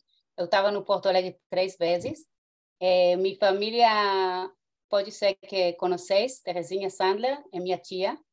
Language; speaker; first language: Portuguese; early bilingual, heritage; Hebrew